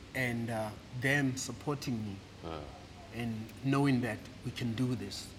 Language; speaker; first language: English; non-native, local second language; Southern Sotho